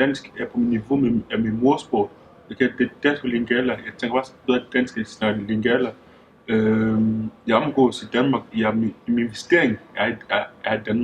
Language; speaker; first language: Danish; early bilingual, other home language; Lingala